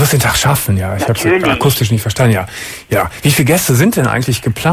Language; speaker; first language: German; native; German